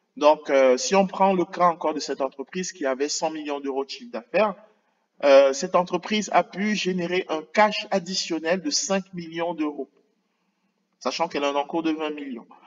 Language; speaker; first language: French; native; French